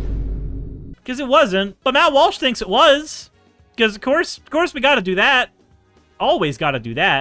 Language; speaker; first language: English; native; English